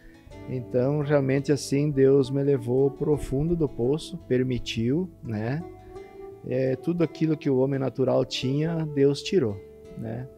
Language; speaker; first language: Portuguese; native; Portuguese